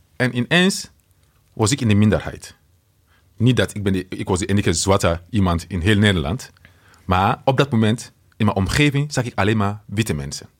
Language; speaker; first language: Dutch; non-native, fluent; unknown